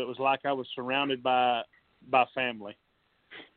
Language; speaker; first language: English; native; English